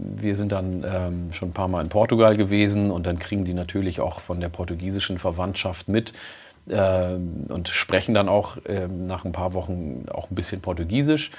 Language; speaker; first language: German; early bilingual, other home language; Oromo